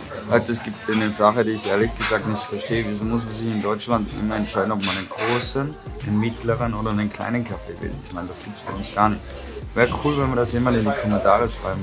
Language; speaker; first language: German; native; German